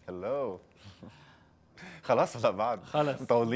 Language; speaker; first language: Arabic; native; Arabic